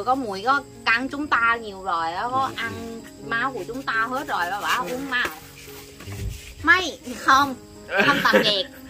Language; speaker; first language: Vietnamese; non-native, learner; Thai